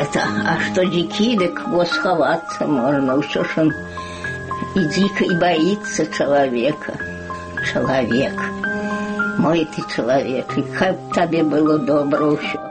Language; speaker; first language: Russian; non-native, local second language; Belarusian